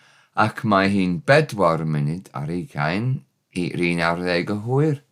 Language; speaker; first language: Welsh; non-native, learner; English